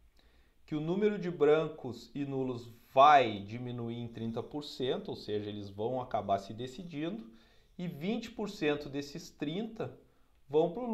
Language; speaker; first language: Portuguese; native; Portuguese